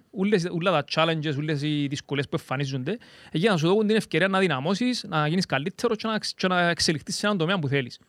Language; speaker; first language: Greek; native; Greek